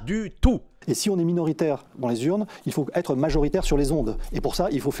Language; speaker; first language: French; native; French